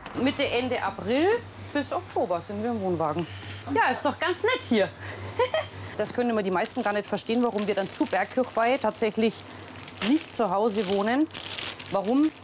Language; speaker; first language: German; native; German